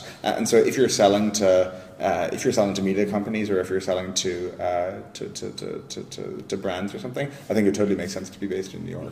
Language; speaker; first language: English; native; English